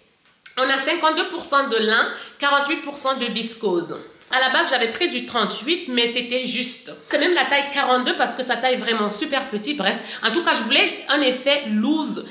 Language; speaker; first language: French; native; French